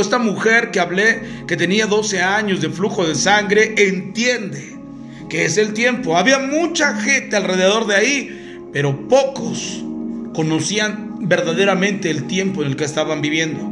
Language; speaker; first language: Spanish; native; Spanish